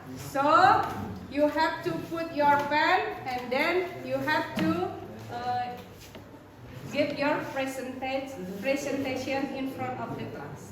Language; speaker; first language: English; non-native, fluent; Indonesian